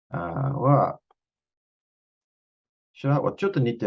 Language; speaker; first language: Japanese; non-native, fluent; English